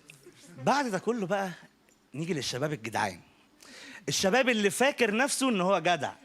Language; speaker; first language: Arabic; native; Arabic